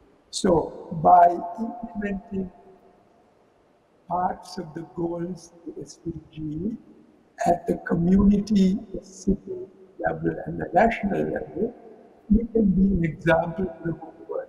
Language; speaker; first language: English; non-native, local second language; Sinhala